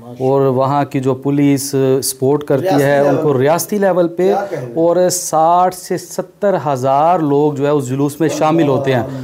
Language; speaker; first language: Urdu; native; Urdu